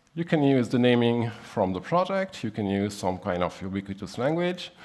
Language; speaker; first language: English; non-native, fluent; German